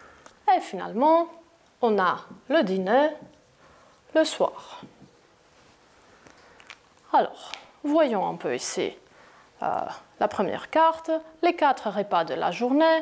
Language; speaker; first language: French; non-native, fluent; Greek